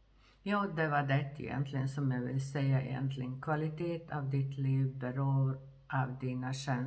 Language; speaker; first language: Swedish; non-native, fluent; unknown